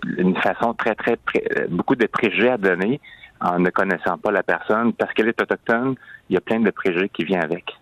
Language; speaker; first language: French; native; French